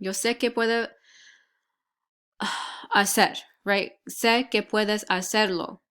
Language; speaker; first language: Spanish; non-native, fluent; English